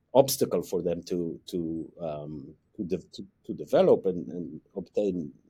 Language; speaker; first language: English; non-native, fluent; Hebrew